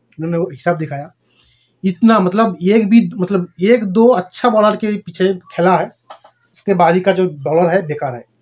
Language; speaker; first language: Hindi; non-native, local second language; Bangla